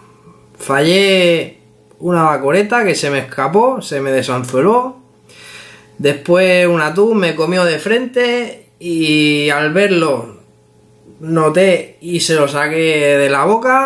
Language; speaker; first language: Spanish; native; Spanish